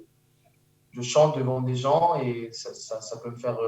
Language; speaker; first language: French; early bilingual, heritage; French